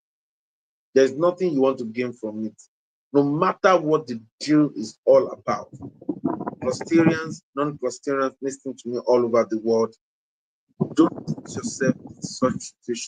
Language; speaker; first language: English; non-native, local second language; Yoruba